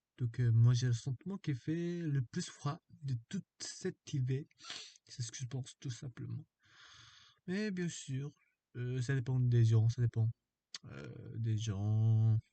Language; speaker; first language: French; non-native, learner; Korean